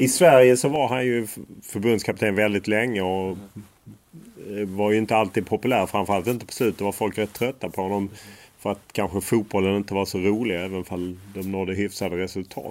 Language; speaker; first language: Swedish; native; Swedish